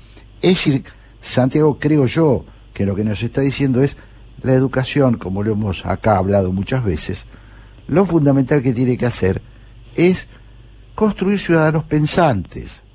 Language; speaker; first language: Spanish; native; Spanish